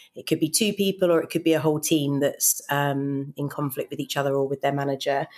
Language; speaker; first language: English; native; English